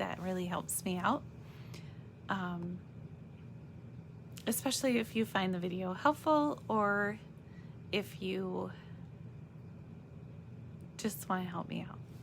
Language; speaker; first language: English; native; English